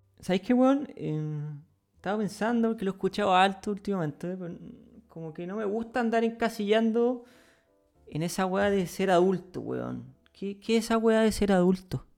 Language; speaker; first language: Spanish; native; Spanish